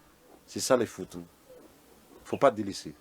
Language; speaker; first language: French; non-native, local second language; Malagasy